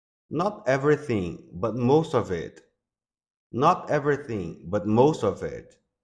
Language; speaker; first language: English; non-native, fluent; Portuguese